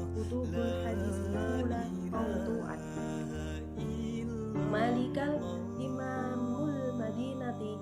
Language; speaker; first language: Arabic; non-native, learner; Indonesian